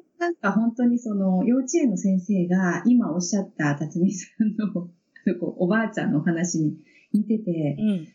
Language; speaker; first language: Japanese; native; Japanese